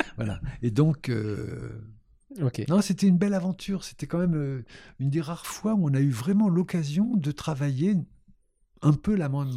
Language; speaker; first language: French; native; French